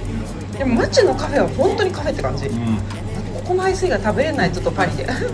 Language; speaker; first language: Japanese; native; Japanese